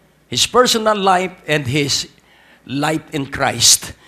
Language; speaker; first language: English; non-native, local second language; Filipino